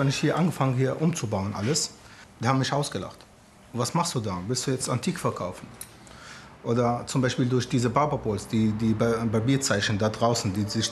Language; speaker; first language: German; non-native, fluent; Arabic